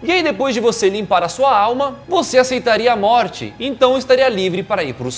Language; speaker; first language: Portuguese; native; Portuguese